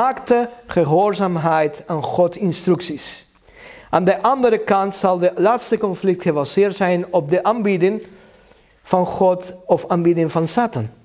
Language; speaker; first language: Dutch; non-native, learner; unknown